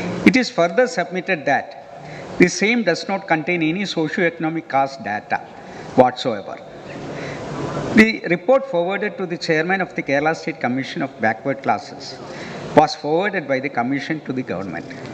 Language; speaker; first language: English; non-native, local second language; Malayalam